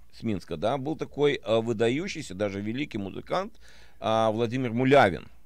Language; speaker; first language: Russian; native; Russian